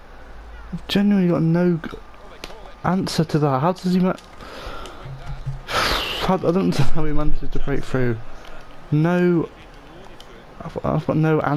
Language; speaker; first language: English; native; English